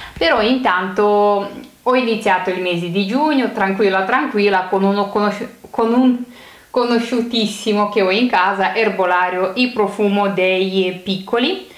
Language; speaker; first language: Italian; non-native, fluent; Romanian